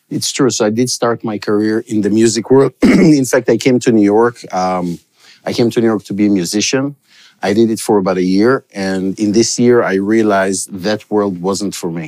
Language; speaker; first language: English; non-native, local second language; Hebrew